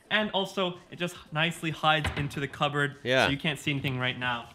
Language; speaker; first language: English; native; English